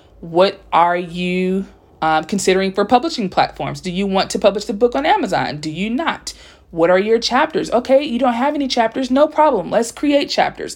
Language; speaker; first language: English; native; English